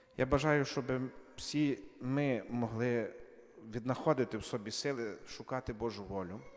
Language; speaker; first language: Ukrainian; native; Ukrainian